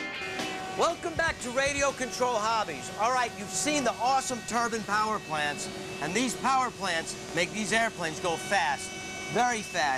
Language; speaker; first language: English; native; English